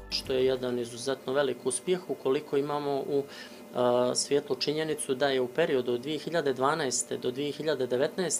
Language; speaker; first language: Serbian; native; Serbian